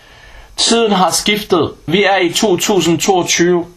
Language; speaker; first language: Danish; early bilingual, other home language; Arabic